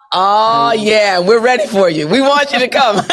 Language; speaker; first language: English; native; English